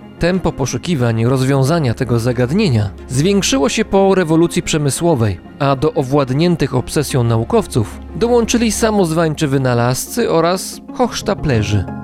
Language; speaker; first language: Polish; native; Polish